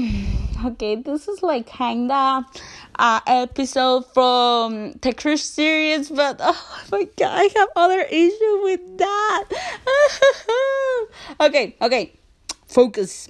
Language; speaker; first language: English; non-native, learner; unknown